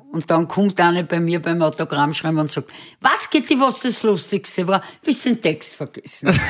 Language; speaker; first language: German; native; German